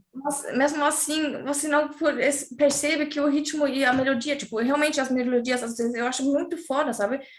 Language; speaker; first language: Portuguese; non-native, fluent; German